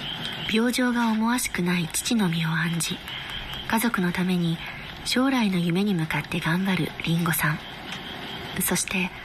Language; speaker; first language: Japanese; native; Japanese